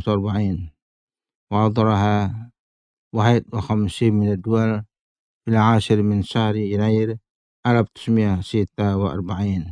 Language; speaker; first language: Arabic; non-native, fluent; Indonesian